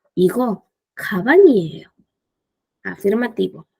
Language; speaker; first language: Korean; non-native, fluent; Spanish